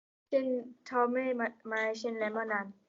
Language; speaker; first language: Irish; non-native, local second language; English